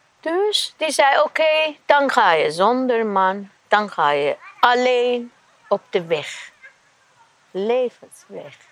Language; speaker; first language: Dutch; non-native, learner; Persian